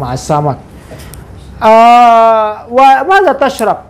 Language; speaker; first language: Arabic; non-native, fluent; Indonesian